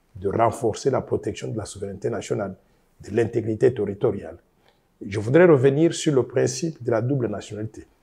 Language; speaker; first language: French; non-native, local second language; Luba-Lulua